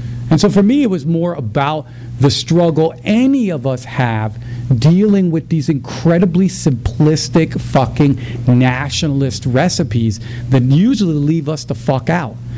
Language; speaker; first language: English; early bilingual, other home language; Spanish